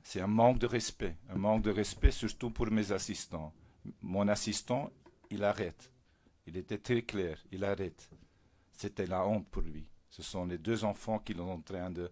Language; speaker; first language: French; non-native, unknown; Dutch